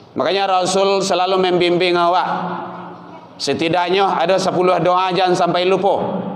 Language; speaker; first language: Malay; non-native, local second language; Minangkabau